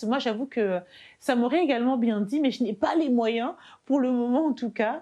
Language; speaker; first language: French; native; French